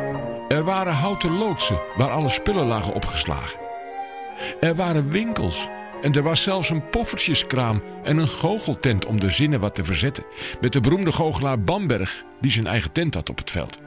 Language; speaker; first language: Dutch; native; Dutch